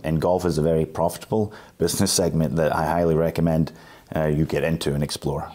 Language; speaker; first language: English; native; English